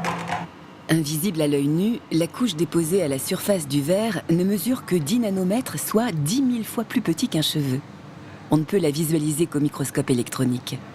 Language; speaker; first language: French; native; French